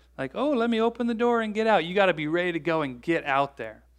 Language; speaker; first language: English; native; English